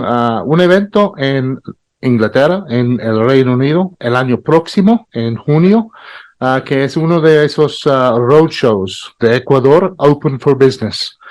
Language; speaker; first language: Spanish; non-native, fluent; English